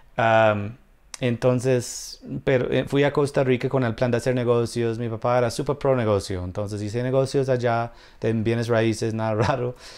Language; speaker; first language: Spanish; non-native, fluent; English